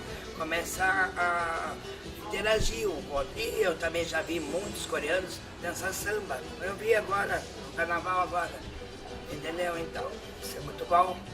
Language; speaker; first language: Portuguese; non-native, fluent; Greek